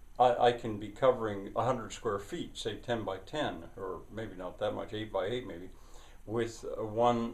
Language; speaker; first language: English; native; English